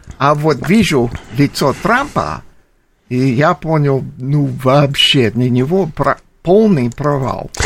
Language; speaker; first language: Russian; non-native, fluent; English